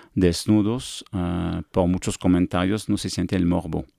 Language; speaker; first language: Spanish; non-native, fluent; French